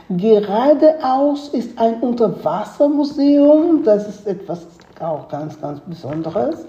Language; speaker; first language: German; non-native, fluent; Spanish